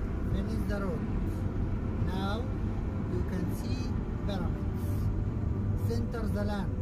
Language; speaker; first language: English; non-native, learner; Arabic